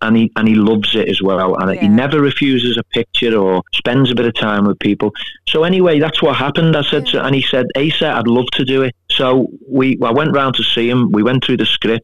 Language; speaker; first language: English; native; English